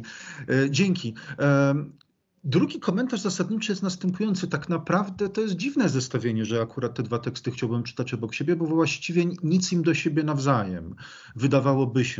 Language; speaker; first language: Polish; native; Polish